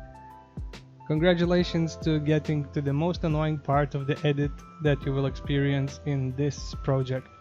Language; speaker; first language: English; non-native, fluent; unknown